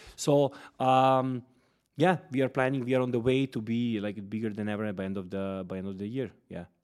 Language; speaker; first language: English; non-native, fluent; Serbian